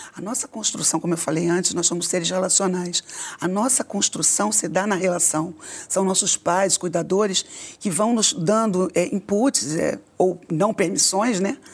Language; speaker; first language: Portuguese; native; Portuguese